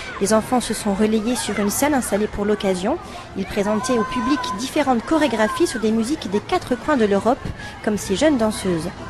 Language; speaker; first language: French; native; French